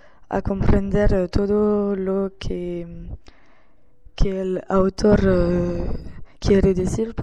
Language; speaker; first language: Spanish; non-native, learner; French